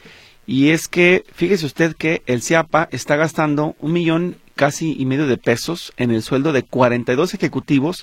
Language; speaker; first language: Spanish; native; Spanish